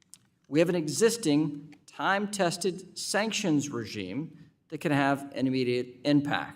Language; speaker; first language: English; native; English